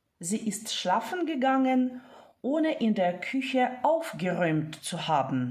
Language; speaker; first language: German; non-native, fluent; Ukrainian